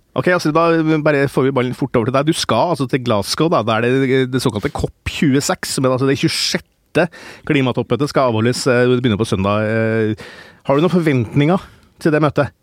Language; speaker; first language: Norwegian; native; Norwegian